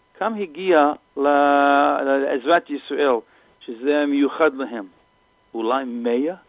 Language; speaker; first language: Hebrew; non-native, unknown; English